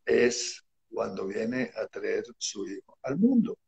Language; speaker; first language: Spanish; early bilingual, other home language; Hebrew